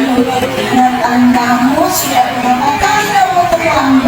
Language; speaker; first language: Indonesian; native; Indonesian